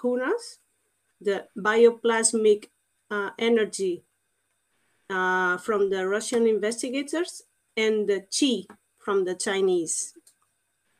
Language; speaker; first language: English; non-native, fluent; Portuguese